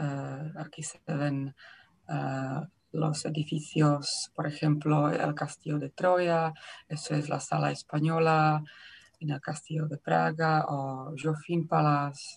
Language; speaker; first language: Spanish; non-native, fluent; Czech